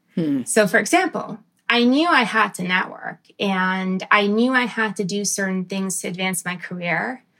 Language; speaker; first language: English; early bilingual, other home language; Arabic